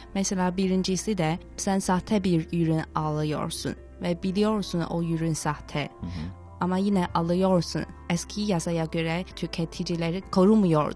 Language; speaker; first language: Turkish; non-native, fluent; Chinese